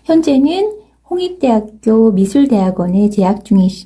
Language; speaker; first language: Korean; native; Korean